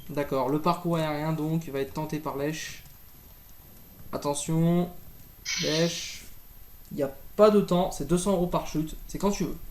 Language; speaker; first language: French; native; French